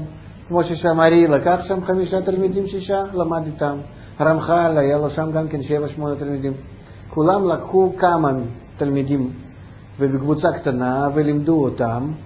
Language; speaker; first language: Hebrew; non-native, fluent; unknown